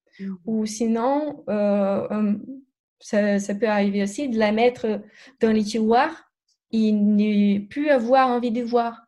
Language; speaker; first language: French; non-native, fluent; Portuguese